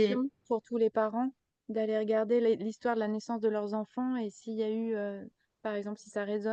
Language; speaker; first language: French; native; French